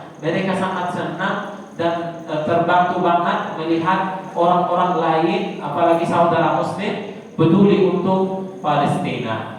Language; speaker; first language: Indonesian; non-native, fluent; Arabic